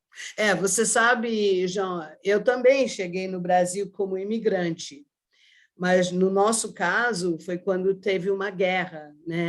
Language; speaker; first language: Portuguese; early bilingual, other home language; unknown